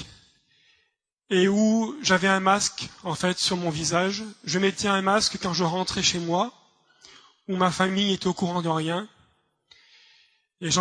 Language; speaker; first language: French; native; French